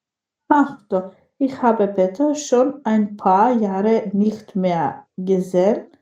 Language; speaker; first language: German; non-native, learner; Macedonian